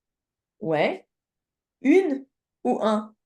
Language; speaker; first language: French; native; French